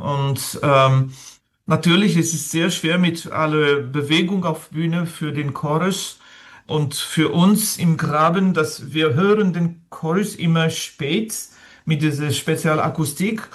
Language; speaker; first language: German; non-native, learner; French